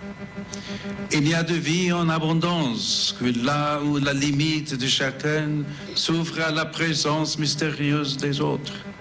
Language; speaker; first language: French; non-native, fluent; English